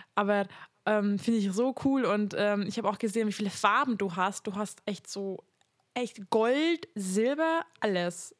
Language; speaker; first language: German; non-native, fluent; Hungarian